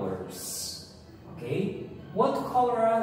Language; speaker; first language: English; non-native, fluent; Portuguese